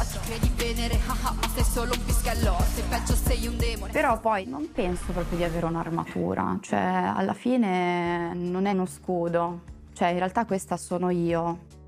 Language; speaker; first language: Italian; early bilingual, other home language; Albanian